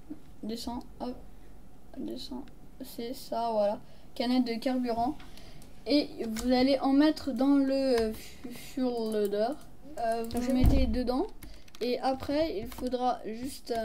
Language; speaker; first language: French; native; French